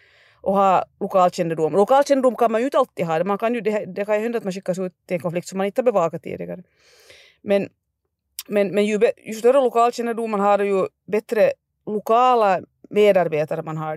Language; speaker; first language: Swedish; native; Swedish